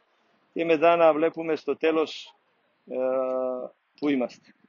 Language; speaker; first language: Greek; non-native, fluent; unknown